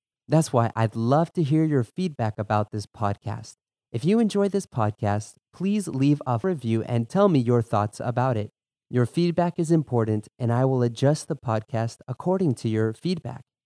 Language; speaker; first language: English; native; English